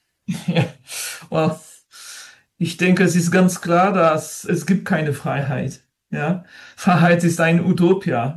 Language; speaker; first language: German; non-native, learner; French